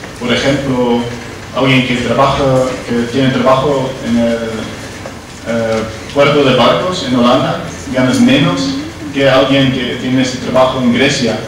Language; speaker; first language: Spanish; non-native, learner; Dutch